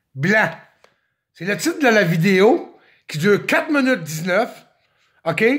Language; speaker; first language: French; native; French